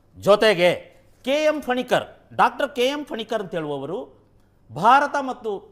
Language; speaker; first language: Kannada; non-native, local second language; Kodava